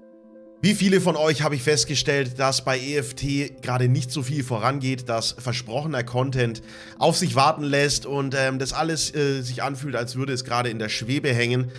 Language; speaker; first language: German; native; German